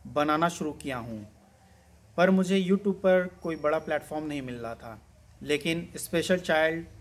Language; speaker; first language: Hindi; native; Hindi